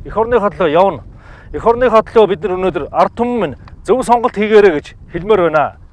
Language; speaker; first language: Mongolian; native; Mongolian